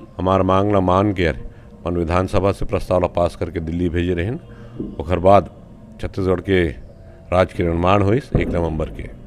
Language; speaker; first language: Hindi; native; Hindi